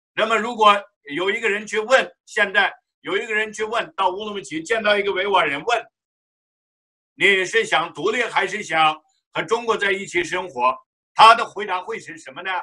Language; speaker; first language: Chinese; non-native, local second language; Uyghur